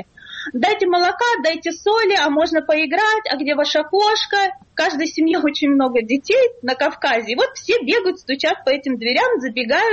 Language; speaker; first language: Russian; native; Russian